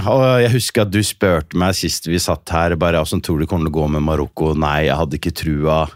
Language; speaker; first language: Norwegian; early bilingual, other home language; Riffian